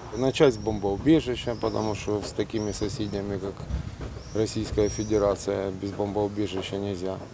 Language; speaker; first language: Russian; native; Russian